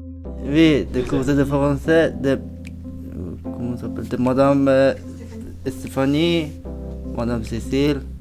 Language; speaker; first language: French; non-native, learner; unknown